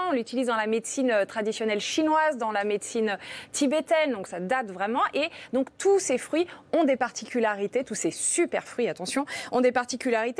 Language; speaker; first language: French; native; French